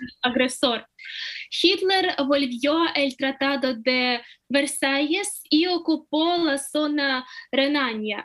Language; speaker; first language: Spanish; non-native, fluent; Ukrainian